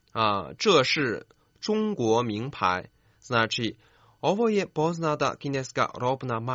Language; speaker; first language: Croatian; non-native, fluent; Chinese